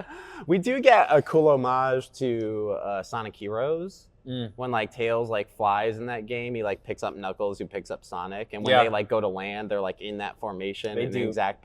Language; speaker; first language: English; native; English